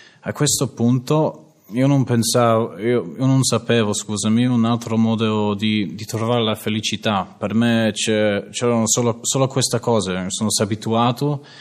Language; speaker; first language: Italian; non-native, learner; English